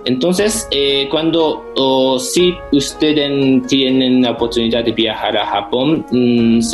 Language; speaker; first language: Spanish; non-native, fluent; Japanese